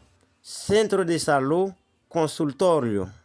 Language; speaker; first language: Spanish; non-native, learner; Haitian Creole